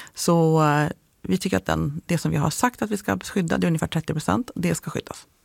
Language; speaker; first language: Swedish; native; Swedish